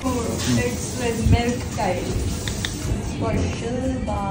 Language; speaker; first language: English; non-native, learner; Hindi